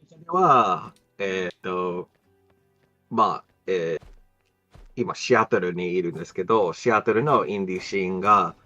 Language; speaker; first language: Japanese; non-native, fluent; English